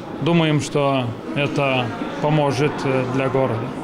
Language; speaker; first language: Russian; non-native, fluent; Lithuanian